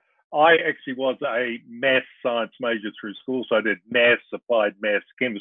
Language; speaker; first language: English; native; English